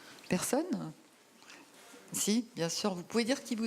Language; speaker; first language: French; native; French